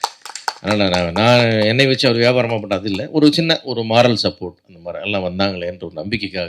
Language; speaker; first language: Tamil; native; Tamil